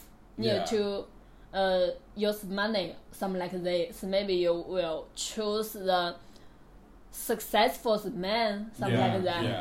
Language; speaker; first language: English; non-native, learner; Chinese